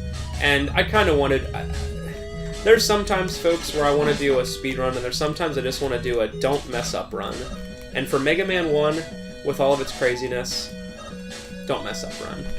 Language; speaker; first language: English; native; English